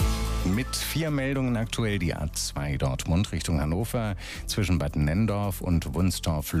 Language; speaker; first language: German; native; German